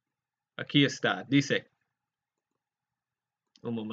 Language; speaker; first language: Spanish; non-native, fluent; English